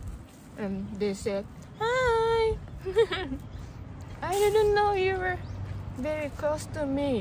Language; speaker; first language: English; non-native, learner; Japanese